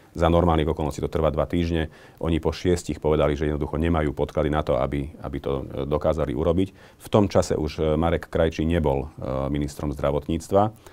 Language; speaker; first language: Slovak; non-native, local second language; Hungarian